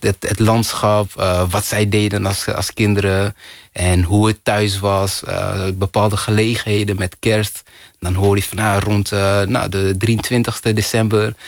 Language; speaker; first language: Dutch; early bilingual, other home language; Kinyarwanda